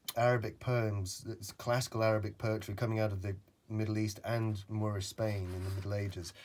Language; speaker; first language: English; native; English